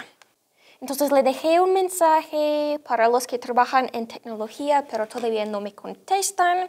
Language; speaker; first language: Spanish; non-native, fluent; English